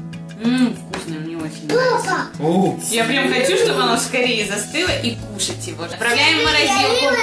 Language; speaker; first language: Russian; native; Russian